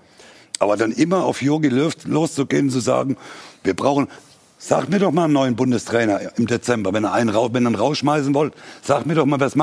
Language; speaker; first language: German; native; German